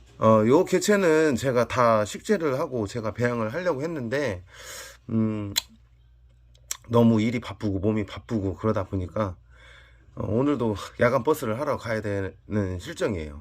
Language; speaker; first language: Korean; native; Korean